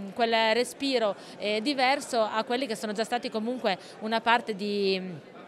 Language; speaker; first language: Italian; native; Italian